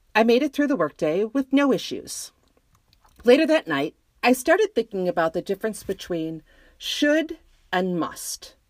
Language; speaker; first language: English; native; English